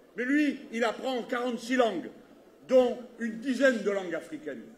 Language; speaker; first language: French; native; French